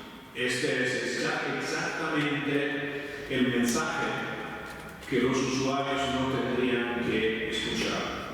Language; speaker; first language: Spanish; non-native, fluent; Italian